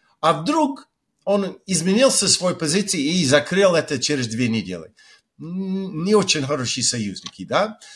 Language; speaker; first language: Russian; non-native, fluent; English